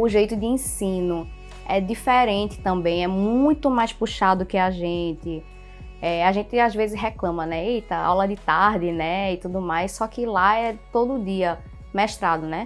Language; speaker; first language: Portuguese; early bilingual, other home language; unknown